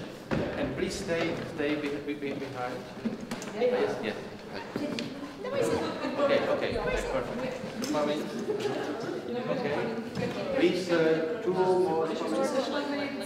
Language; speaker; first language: English; non-native, learner; Czech